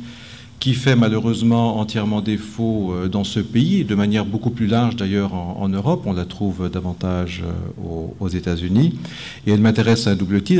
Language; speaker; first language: French; native; French